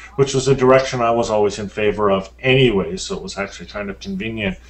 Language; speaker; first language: English; native; English